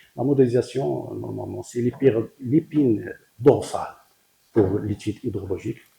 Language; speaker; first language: French; non-native, local second language; Arabic